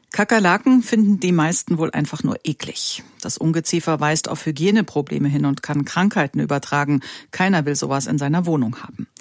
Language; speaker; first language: German; native; German